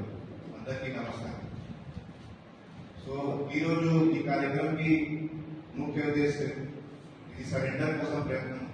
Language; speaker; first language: Telugu; non-native, learner; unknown